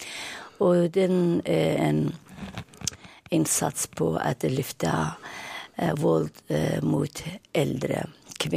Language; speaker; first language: Swedish; non-native, fluent; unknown